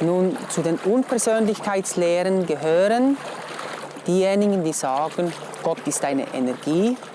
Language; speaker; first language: German; non-native, fluent; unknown